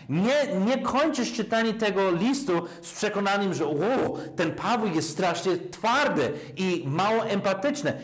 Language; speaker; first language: Polish; non-native, fluent; English